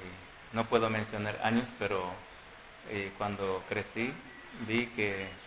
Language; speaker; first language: Spanish; non-native, local second language; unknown